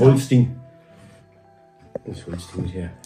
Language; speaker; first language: German; native; German